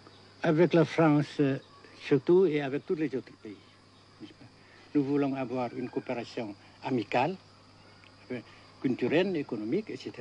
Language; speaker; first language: French; non-native, fluent; Vietnamese